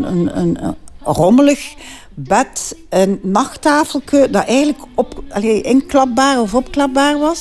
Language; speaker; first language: Dutch; native; Dutch